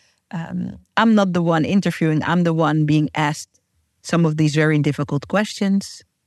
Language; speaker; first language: English; non-native, fluent; Dutch